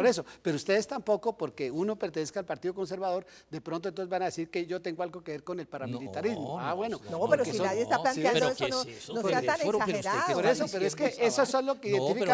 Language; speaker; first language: Spanish; native; Spanish